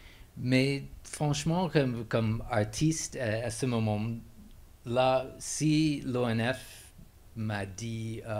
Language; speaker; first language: French; non-native, fluent; English